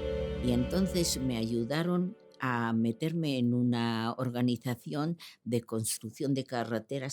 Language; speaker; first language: Spanish; early bilingual, other home language; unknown